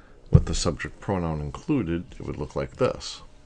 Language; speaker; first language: English; native; English